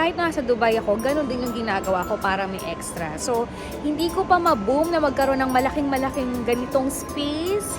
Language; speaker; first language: Filipino; native; Filipino